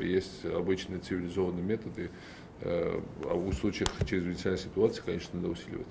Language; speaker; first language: Russian; non-native, local second language; Georgian